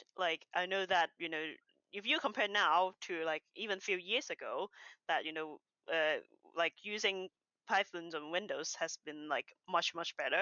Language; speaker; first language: English; non-native, local second language; Cantonese